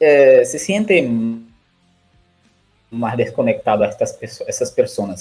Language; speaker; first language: Spanish; non-native, learner; Portuguese